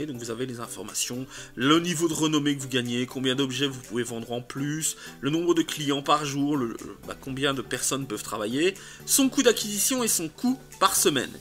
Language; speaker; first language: French; native; French